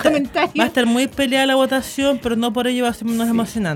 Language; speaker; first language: Spanish; native; Spanish